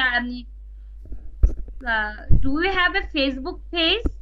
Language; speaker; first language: English; non-native, learner; Bangla